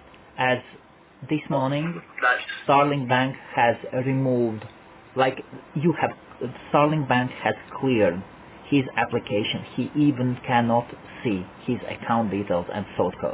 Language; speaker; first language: English; non-native, fluent; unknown